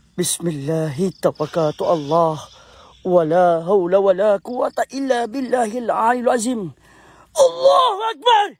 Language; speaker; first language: Malay; native; Malay